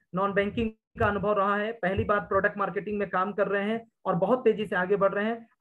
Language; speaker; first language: Hindi; native; Hindi